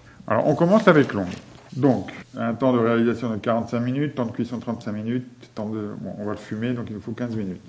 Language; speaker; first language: French; native; French